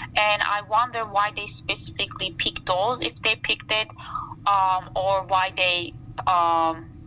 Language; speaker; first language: English; non-native, fluent; Turkish